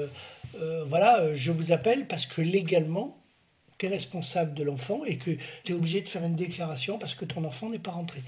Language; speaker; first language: French; native; French